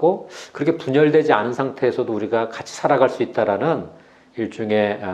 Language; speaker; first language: Korean; native; Korean